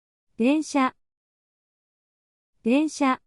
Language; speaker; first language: Japanese; native; Japanese